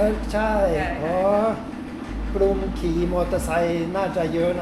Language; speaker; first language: Thai; non-native, fluent; Norwegian